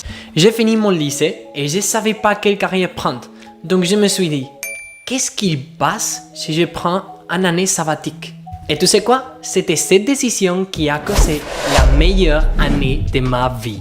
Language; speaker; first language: French; non-native, fluent; Spanish